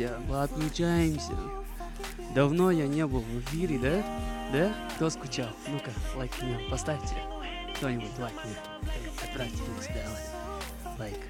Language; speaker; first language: Russian; native; Russian